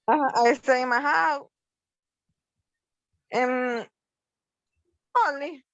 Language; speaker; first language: English; non-native, learner; Spanish